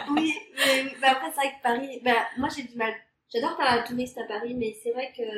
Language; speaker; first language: French; native; French